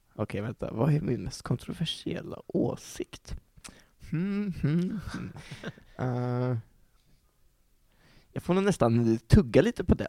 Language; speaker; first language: Swedish; native; Swedish